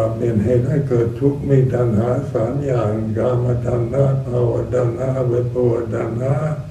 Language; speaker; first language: Thai; non-native, fluent; English